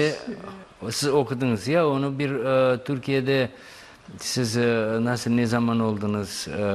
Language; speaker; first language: Turkish; non-native, learner; Bosnian